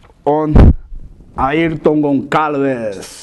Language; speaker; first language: German; non-native, learner; Portuguese